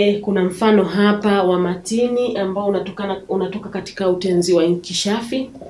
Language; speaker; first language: Swahili; native; Swahili